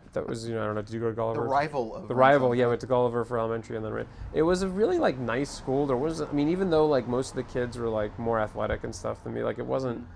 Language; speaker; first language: English; native; English